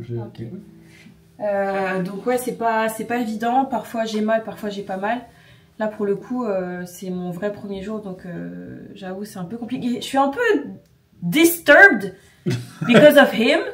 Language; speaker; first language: French; native; French